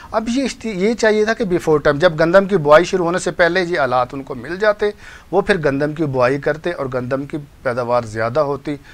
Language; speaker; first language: Urdu; non-native, local second language; Punjabi